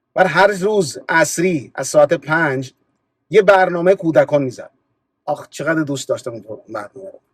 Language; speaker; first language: Persian; early bilingual, other home language; Punjabi